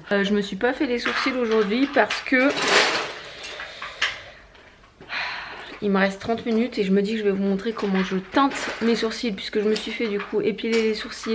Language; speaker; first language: French; native; French